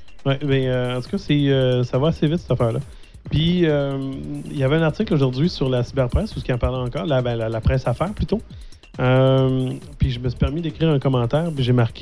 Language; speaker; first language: French; native; French